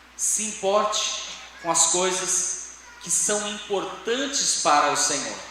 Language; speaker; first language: Portuguese; native; Portuguese